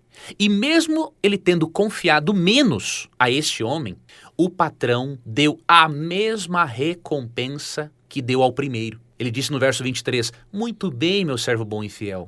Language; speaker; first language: Portuguese; native; Portuguese